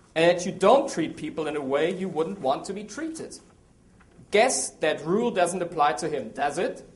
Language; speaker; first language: English; non-native, fluent; German